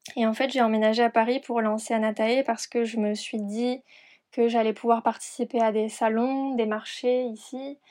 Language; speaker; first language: French; native; French